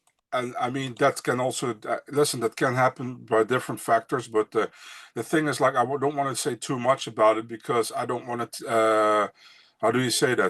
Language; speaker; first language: English; non-native, fluent; Dutch